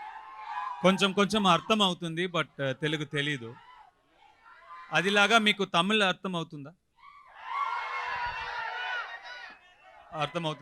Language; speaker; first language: Telugu; non-native, learner; Tamil